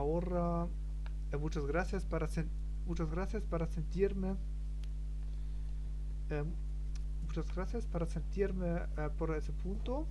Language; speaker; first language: Spanish; non-native, learner; German